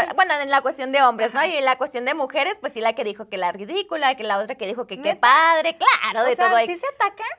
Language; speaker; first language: Spanish; native; Spanish